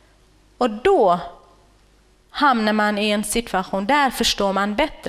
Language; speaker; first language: Swedish; non-native, fluent; Kurdish